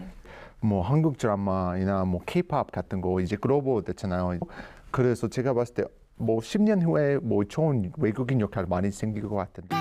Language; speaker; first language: Korean; non-native, fluent; English